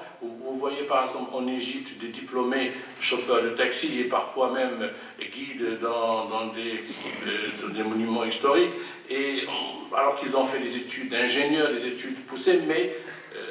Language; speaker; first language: French; non-native, local second language; Arabic